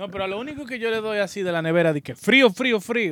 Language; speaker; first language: Spanish; native; Spanish